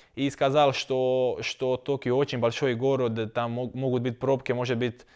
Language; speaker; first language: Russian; non-native, learner; Croatian